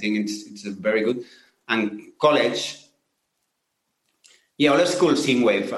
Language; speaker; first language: English; non-native, learner; Spanish